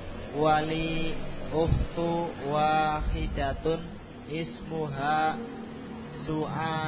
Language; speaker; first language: Arabic; non-native, learner; Indonesian